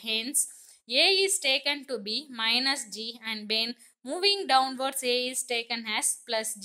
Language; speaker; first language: English; non-native, local second language; Tamil